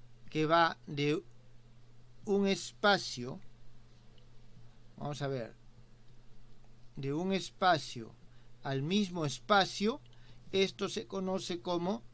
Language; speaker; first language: Spanish; native; Spanish